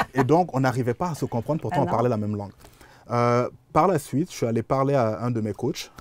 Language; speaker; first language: French; native; French